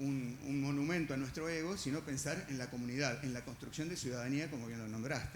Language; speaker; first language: Spanish; native; Spanish